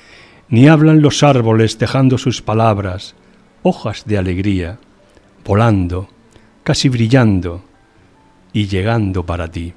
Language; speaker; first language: Spanish; native; Spanish